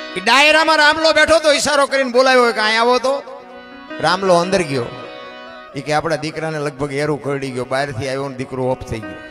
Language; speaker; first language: Gujarati; native; Gujarati